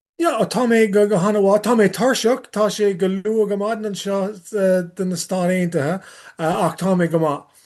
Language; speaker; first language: Irish; non-native, local second language; English